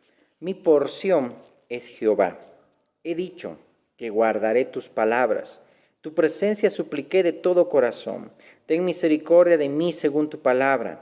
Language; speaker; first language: Spanish; native; Spanish